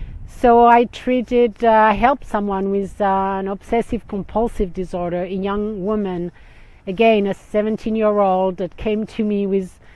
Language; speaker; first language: English; non-native, fluent; French